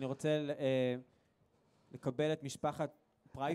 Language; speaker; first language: Hebrew; native; Hebrew